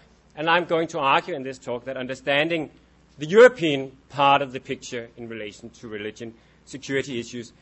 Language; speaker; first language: English; non-native, fluent; Danish